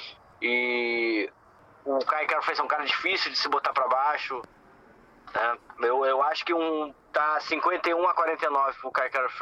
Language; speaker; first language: Portuguese; native; Portuguese